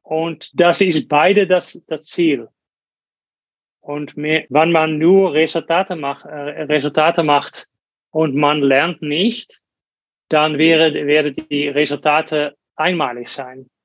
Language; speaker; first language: German; non-native, learner; Dutch